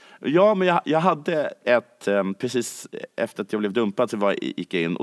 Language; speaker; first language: Swedish; native; Swedish